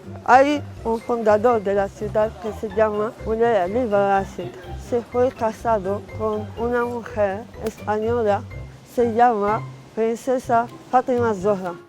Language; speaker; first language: Spanish; non-native, learner; Arabic